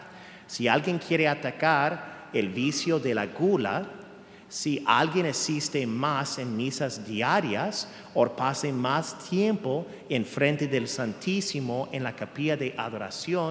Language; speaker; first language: Spanish; non-native, fluent; English